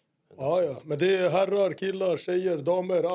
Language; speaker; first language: Swedish; native; Swedish